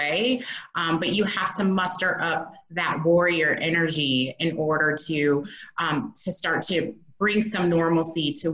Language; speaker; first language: English; native; English